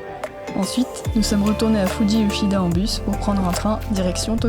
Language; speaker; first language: French; native; French